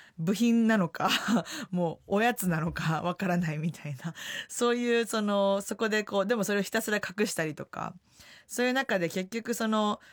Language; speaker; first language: Japanese; native; Japanese